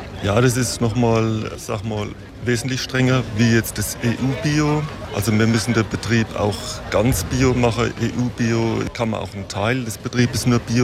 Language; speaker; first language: German; native; German